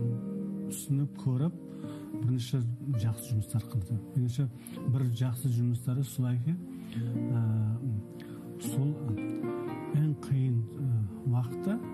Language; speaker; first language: Kazakh; non-native, learner; Tajik